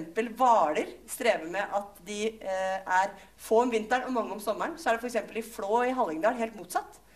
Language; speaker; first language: Norwegian; native; Norwegian